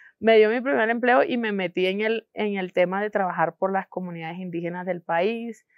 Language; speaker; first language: Spanish; non-native, local second language; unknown